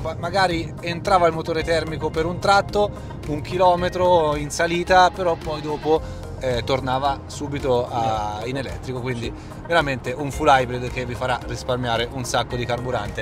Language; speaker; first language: Italian; native; Italian